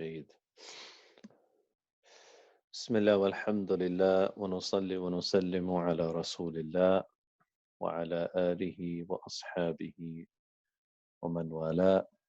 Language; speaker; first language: Arabic; non-native, fluent; English